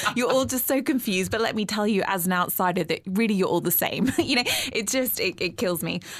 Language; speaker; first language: English; native; English